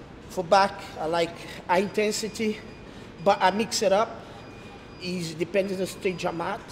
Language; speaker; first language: English; non-native, fluent; Portuguese